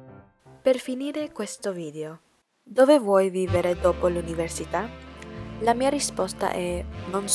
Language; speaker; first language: Italian; non-native, learner; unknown